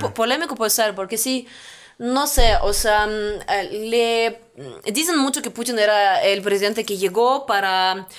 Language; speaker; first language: Spanish; non-native, fluent; Russian